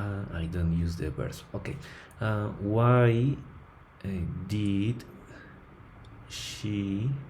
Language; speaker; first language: English; non-native, learner; Spanish